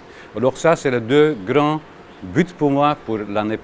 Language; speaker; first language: French; non-native, learner; Dutch